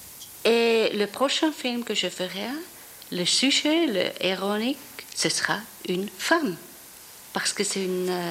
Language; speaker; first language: French; non-native, fluent; German